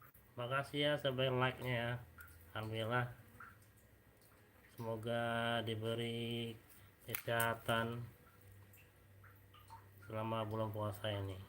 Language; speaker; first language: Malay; non-native, local second language; Minangkabau